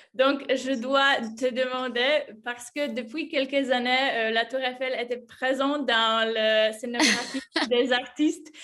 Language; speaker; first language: French; non-native, fluent; Polish